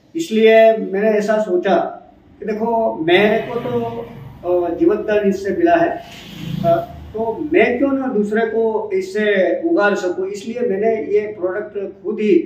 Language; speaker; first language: Hindi; non-native, local second language; Gujarati